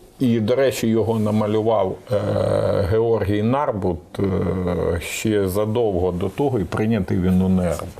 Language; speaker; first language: Ukrainian; native; Ukrainian